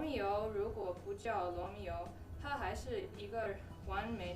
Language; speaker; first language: Chinese; early bilingual, heritage; Chinese